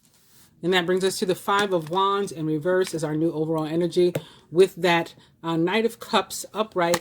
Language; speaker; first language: English; native; English